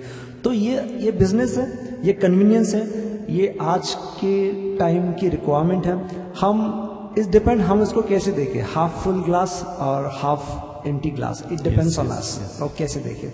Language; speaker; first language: Hindi; non-native, local second language; Marathi